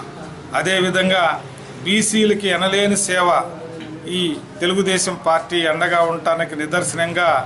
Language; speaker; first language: Telugu; native; Telugu